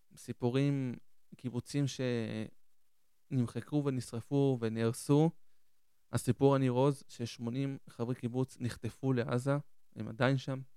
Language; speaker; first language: Hebrew; early bilingual, other home language; Spanish